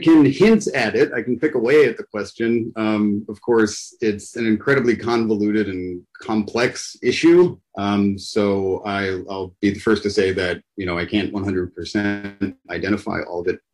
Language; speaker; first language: English; native; English